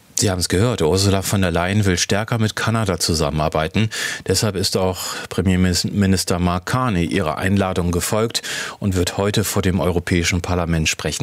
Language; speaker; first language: German; native; German